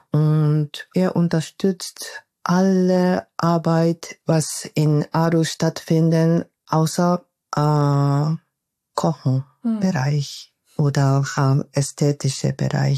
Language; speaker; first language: German; non-native, fluent; Japanese